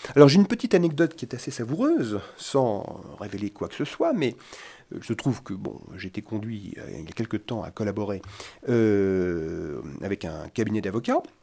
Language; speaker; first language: French; native; French